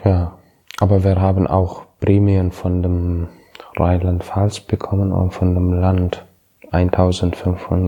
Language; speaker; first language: German; non-native, learner; Arabic